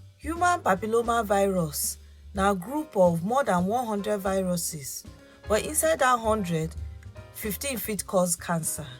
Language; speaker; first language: Nigerian Pidgin; non-native, local second language; Yoruba